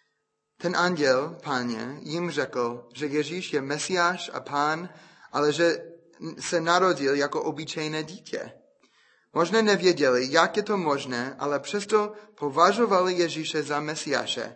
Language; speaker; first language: Czech; non-native, fluent; English